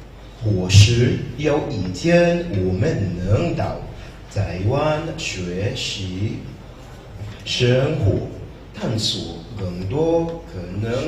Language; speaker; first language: Chinese; non-native, learner; English